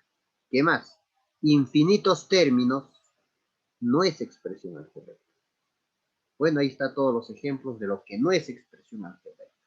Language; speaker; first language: Spanish; native; Spanish